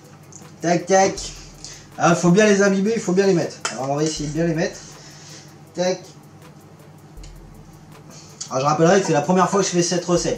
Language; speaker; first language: French; native; French